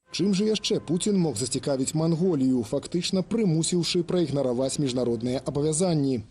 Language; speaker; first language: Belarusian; non-native, local second language; Russian